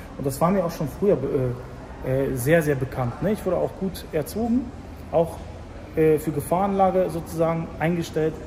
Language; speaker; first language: German; early bilingual, other home language; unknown